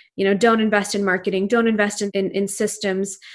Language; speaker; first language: English; non-native, local second language; Urdu